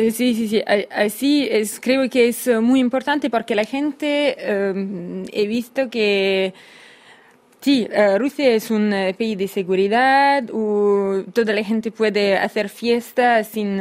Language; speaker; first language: Spanish; non-native, fluent; Russian